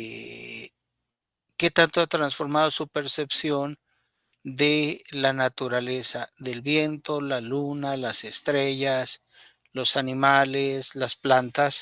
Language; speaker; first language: Spanish; native; Spanish